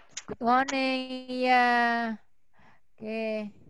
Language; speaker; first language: English; non-native, fluent; Indonesian